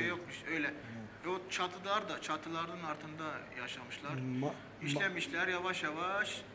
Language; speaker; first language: Turkish; early bilingual, heritage; Armenian